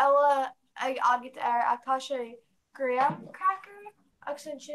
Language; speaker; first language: Irish; non-native, learner; English